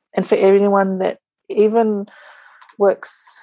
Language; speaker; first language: English; native; English